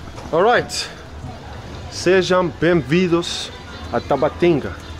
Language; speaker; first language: Portuguese; non-native, learner; English